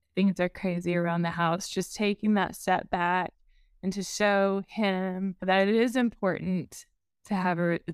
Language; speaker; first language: English; native; English